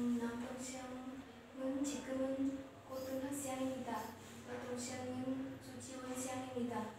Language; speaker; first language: Korean; non-native, learner; Vietnamese